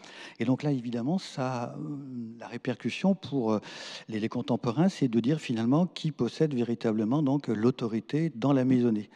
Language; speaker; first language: French; native; French